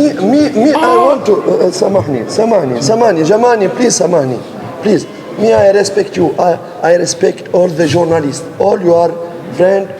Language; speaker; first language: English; non-native, learner; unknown